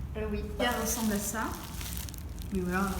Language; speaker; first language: French; native; French